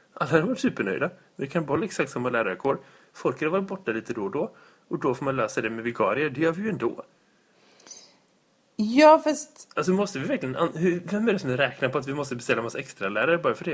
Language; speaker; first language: Swedish; native; Swedish